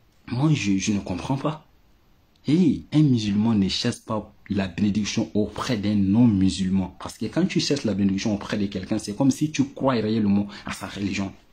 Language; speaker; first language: French; non-native, local second language; Bambara